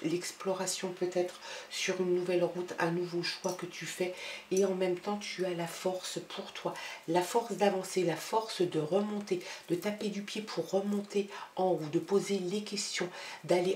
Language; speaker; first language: French; native; French